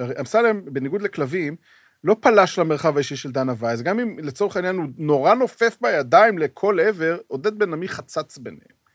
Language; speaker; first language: Hebrew; native; Hebrew